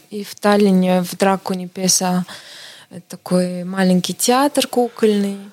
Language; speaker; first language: Russian; non-native, local second language; Estonian